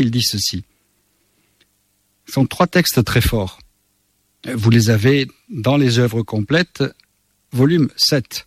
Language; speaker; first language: French; native; French